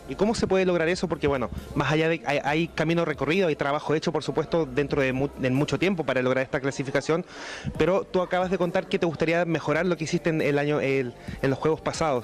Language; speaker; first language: Spanish; native; Spanish